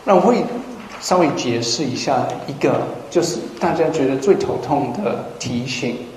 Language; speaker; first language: Chinese; non-native, fluent; English